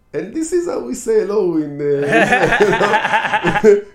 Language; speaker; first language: English; non-native, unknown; Hebrew